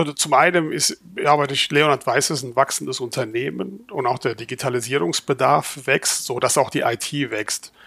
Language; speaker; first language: German; native; German